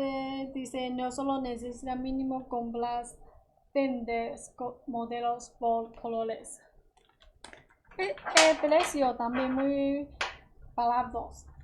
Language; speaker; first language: Spanish; non-native, learner; Chinese